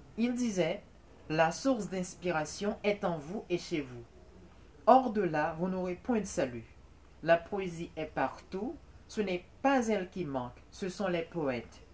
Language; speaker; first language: French; non-native, local second language; Haitian Creole